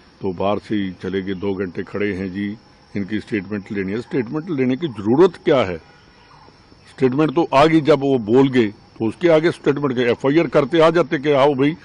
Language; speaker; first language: Hindi; non-native, local second language; Punjabi